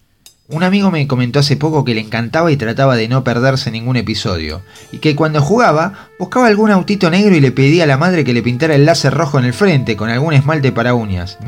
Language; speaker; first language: Spanish; native; Spanish